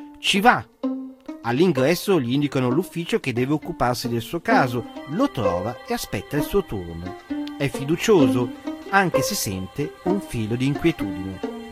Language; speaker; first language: Italian; native; Italian